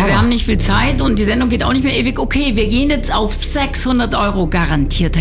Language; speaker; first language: German; native; German